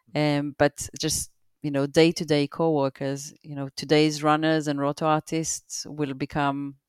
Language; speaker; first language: English; non-native, fluent; Hebrew